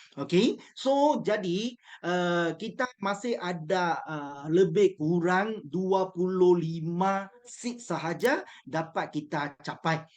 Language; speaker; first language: Malay; non-native, local second language; Chinese